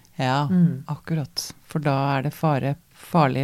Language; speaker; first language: Norwegian; native; Norwegian